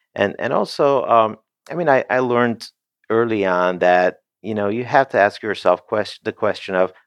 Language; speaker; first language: English; non-native, fluent; Turkish